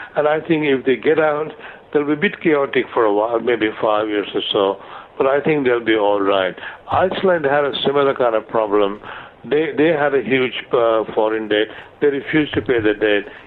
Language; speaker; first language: English; non-native, local second language; Gujarati